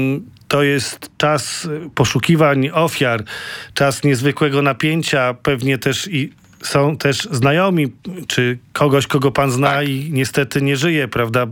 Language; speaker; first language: Polish; native; Polish